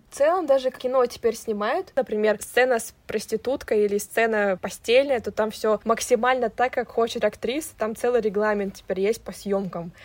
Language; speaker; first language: Russian; native; Russian